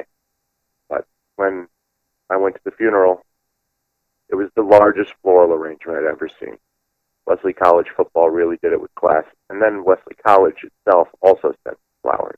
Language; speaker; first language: English; native; English